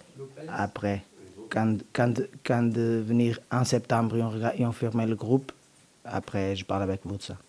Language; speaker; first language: French; non-native, learner; Portuguese